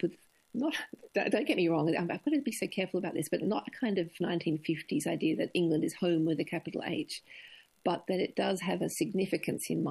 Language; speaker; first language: English; native; English